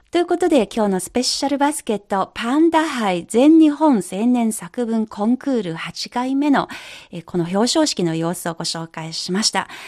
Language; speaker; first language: Japanese; non-native, fluent; Chinese